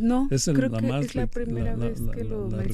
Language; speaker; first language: Spanish; native; Spanish